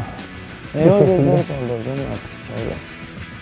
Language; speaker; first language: Turkish; native; Turkish